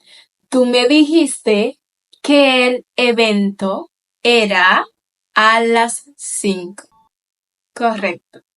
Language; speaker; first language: Spanish; non-native, fluent; Haitian Creole